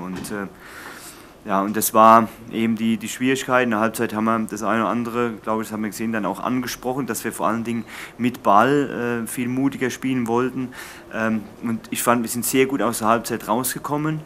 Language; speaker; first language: German; native; German